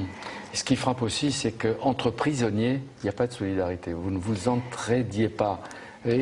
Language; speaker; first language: French; native; French